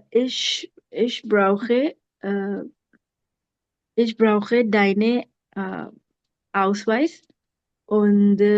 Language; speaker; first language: German; non-native, learner; Urdu